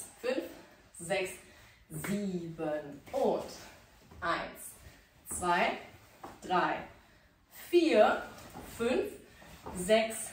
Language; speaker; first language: German; native; German